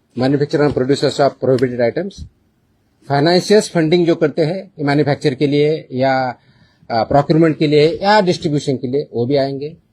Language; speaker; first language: Hindi; non-native, local second language; Marathi